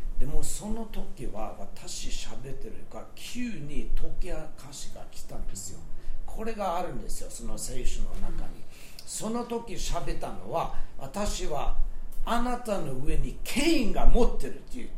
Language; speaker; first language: Japanese; non-native, fluent; Swedish